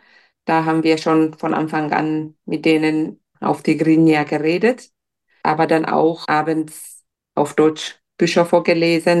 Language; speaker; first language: German; non-native, fluent; Tigrinya